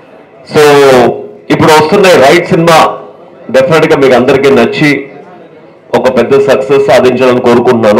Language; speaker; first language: Telugu; native; Telugu